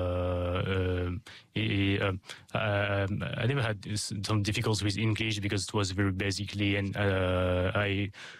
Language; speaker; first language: English; non-native, learner; French